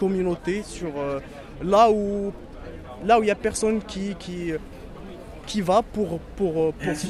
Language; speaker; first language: French; non-native, local second language; Arabic